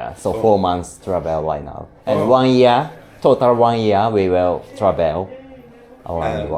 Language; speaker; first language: English; non-native, learner; Japanese